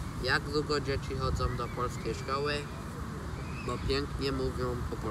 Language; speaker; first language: Polish; early bilingual, heritage; Polish